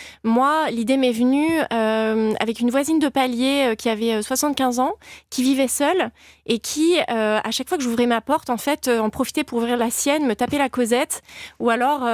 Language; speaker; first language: French; native; French